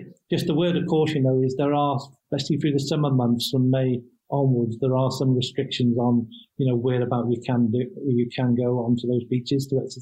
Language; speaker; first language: English; native; English